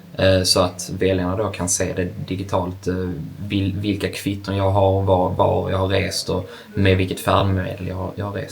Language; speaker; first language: Swedish; native; Swedish